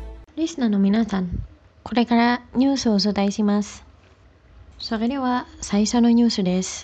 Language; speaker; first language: Japanese; non-native, fluent; Indonesian